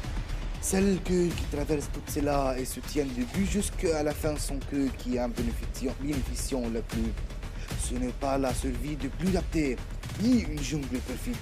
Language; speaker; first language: French; non-native, learner; Arabic